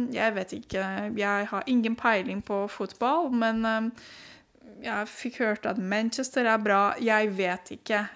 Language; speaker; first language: Norwegian; non-native, fluent; Romanian